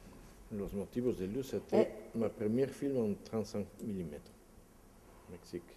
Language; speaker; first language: French; non-native, fluent; Spanish